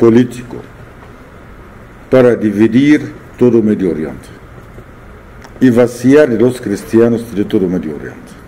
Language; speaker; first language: Spanish; non-native, fluent; Arabic